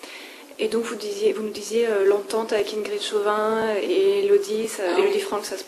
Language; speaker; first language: French; native; French